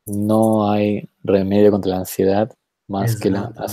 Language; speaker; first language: Portuguese; non-native, fluent; Spanish